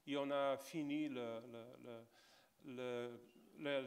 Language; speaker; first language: French; non-native, fluent; Portuguese